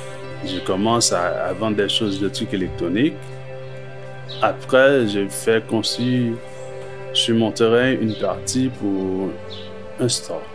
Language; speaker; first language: French; non-native, local second language; Haitian Creole